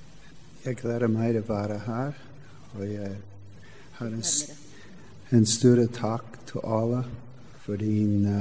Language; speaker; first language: Norwegian; non-native, learner; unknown